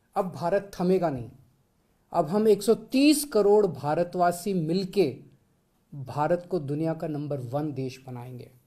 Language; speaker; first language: Hindi; native; Hindi